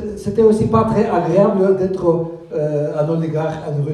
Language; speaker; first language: French; non-native, fluent; Russian